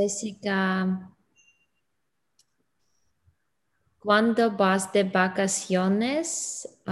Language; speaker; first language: Spanish; non-native, learner; English